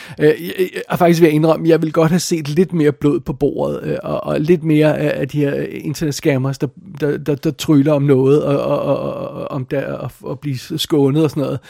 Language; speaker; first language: Danish; native; Danish